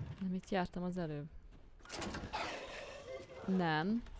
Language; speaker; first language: Hungarian; native; Hungarian